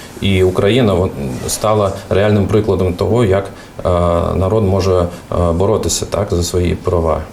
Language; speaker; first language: Ukrainian; non-native, fluent; Russian